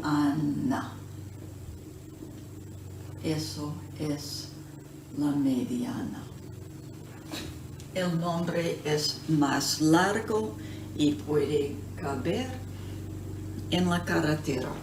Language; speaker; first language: Spanish; non-native, fluent; English